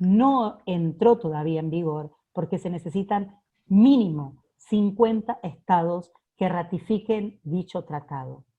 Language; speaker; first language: Spanish; native; Spanish